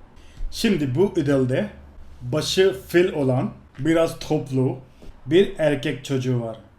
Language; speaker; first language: Turkish; non-native, fluent; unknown